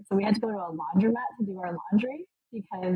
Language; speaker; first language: English; native; English